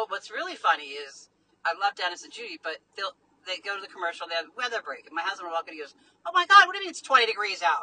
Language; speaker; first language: English; native; English